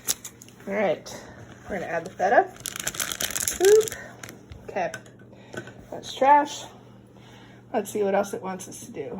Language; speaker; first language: English; native; English